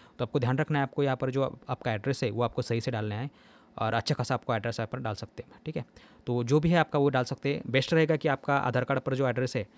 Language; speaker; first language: Hindi; non-native, local second language; Marathi